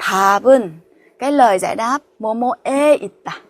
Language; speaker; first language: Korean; non-native, fluent; Vietnamese